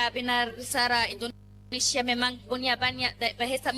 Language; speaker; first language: Indonesian; non-native, learner; Arabic